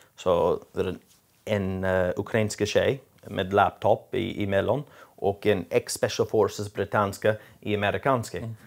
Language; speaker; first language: Swedish; non-native, fluent; English